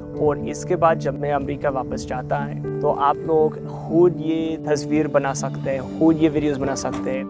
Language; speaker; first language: Urdu; non-native, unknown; English